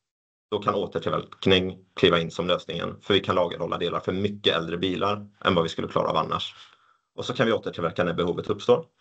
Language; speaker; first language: Swedish; native; Swedish